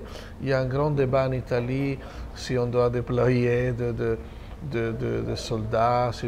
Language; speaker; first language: French; non-native, fluent; Italian